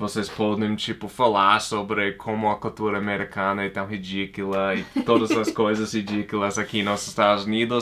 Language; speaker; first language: Portuguese; non-native, fluent; English